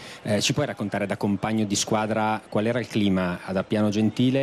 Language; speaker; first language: Italian; native; Italian